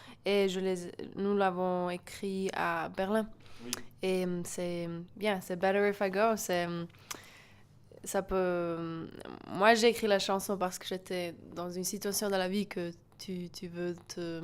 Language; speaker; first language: French; non-native, local second language; German